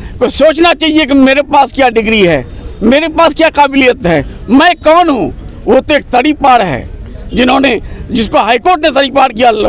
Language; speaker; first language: Hindi; non-native, local second language; Urdu